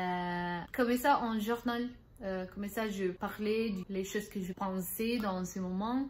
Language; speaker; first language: French; non-native, learner; Spanish